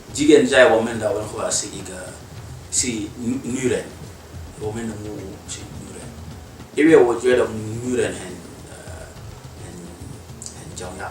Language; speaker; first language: Chinese; non-native, learner; Wolof